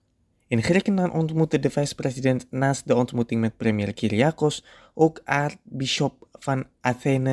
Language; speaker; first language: Dutch; non-native, fluent; Indonesian